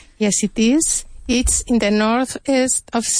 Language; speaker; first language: English; non-native, learner; Spanish